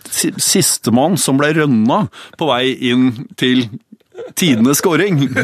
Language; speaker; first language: Norwegian; native; Norwegian